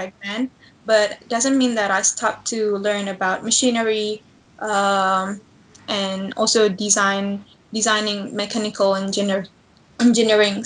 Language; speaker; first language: English; non-native, learner; Indonesian